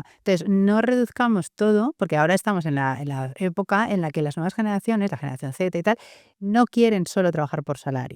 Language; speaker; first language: Spanish; native; Spanish